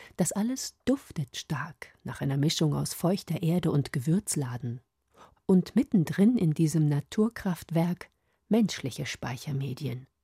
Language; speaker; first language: German; native; German